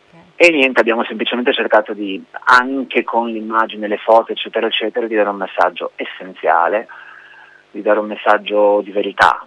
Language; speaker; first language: Italian; native; Italian